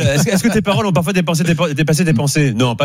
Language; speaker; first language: French; native; French